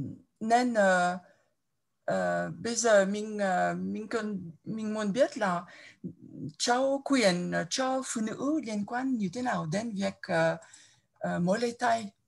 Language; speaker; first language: Vietnamese; non-native, fluent; French